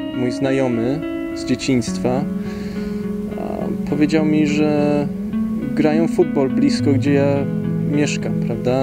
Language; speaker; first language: Polish; early bilingual, heritage; Polish